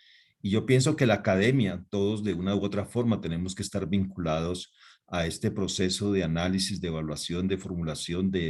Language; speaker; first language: Spanish; native; Spanish